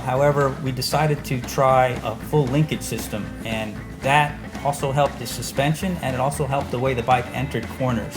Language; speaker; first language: English; native; English